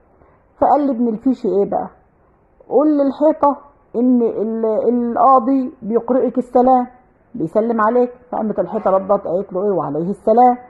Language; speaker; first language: Arabic; native; Arabic